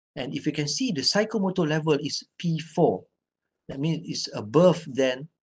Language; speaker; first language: English; non-native, local second language; Malay